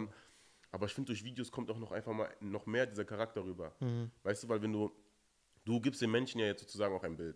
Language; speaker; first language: German; native; German